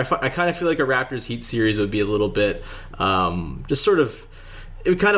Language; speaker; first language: English; native; English